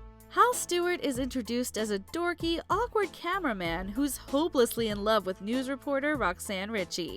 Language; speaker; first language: English; native; English